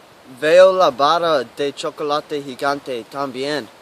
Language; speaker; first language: Spanish; non-native, learner; English